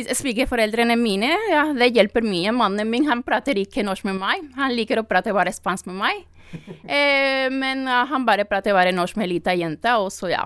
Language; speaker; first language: Norwegian; non-native, learner; Spanish